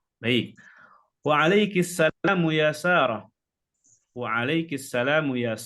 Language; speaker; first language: Indonesian; native; Indonesian